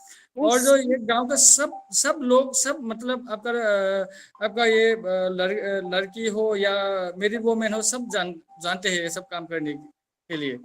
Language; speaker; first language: Hindi; non-native, local second language; Assamese